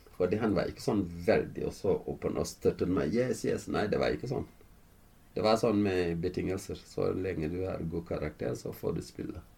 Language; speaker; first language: Norwegian; non-native, fluent; Fula